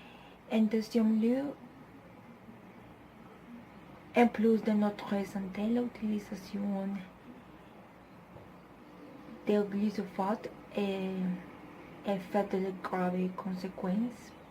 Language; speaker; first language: French; non-native, learner; Spanish